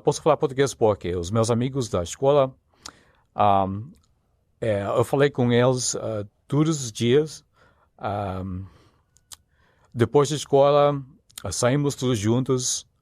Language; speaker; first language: Portuguese; non-native, fluent; English